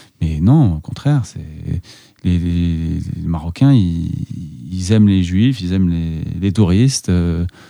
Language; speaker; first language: French; native; French